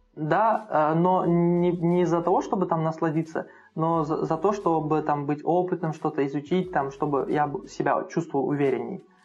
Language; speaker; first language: Russian; non-native, local second language; Uzbek